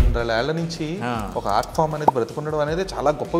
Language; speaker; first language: Telugu; native; Telugu